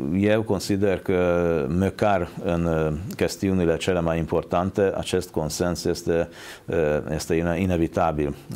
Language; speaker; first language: Romanian; non-native, fluent; Hungarian